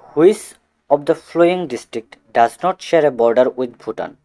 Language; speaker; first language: English; non-native, local second language; Assamese